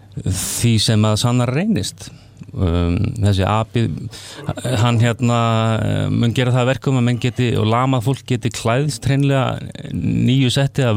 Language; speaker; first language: Icelandic; native; Icelandic